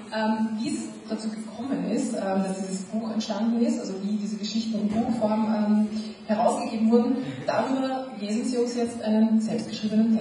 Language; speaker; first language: German; native; German